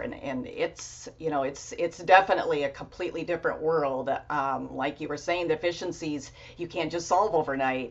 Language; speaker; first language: English; native; English